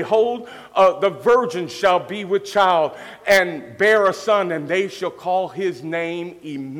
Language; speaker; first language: English; native; English